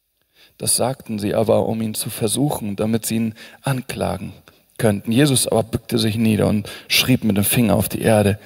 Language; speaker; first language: German; native; German